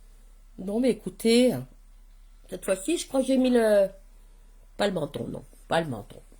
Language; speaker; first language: French; native; French